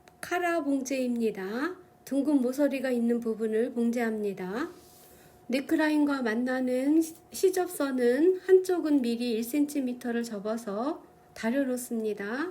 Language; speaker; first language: Korean; native; Korean